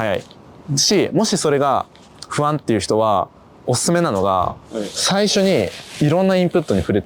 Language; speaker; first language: Japanese; native; Japanese